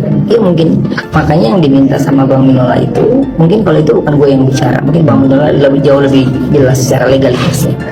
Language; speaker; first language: Indonesian; native; Indonesian